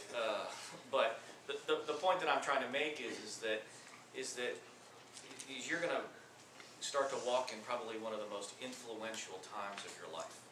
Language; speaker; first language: English; native; English